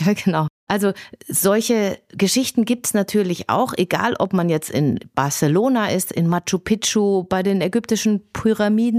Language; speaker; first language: German; native; German